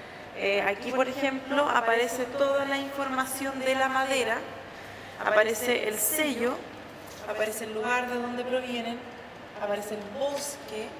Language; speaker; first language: Spanish; native; Spanish